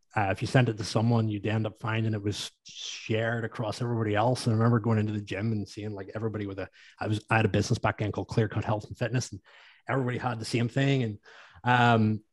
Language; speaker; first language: English; native; English